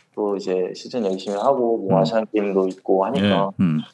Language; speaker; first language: Korean; native; Korean